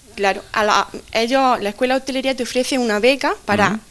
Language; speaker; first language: Spanish; native; Spanish